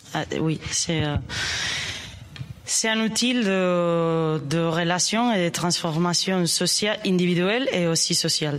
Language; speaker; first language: French; non-native, learner; Spanish